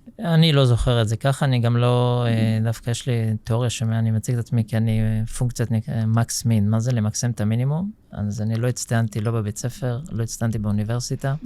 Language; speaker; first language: Hebrew; early bilingual, other home language; Russian